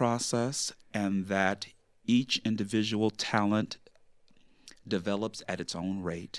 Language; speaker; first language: English; native; English